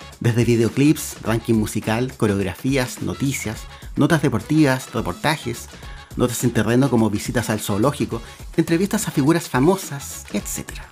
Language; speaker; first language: Spanish; native; Spanish